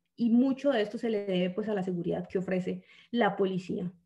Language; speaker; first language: Spanish; native; Spanish